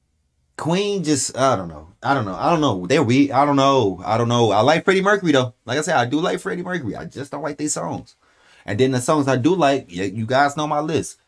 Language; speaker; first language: English; native; English